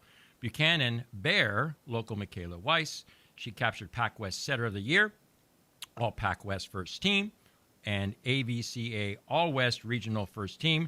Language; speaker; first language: English; native; English